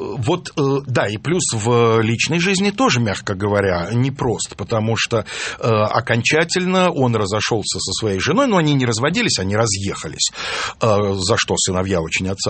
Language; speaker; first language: Russian; native; Russian